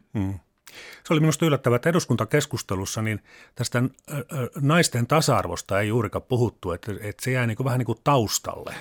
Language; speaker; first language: Finnish; native; Finnish